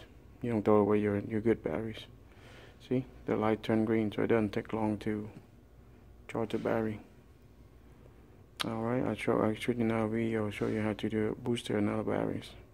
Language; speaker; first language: English; non-native, fluent; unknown